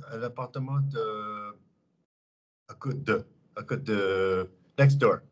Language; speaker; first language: French; non-native, learner; English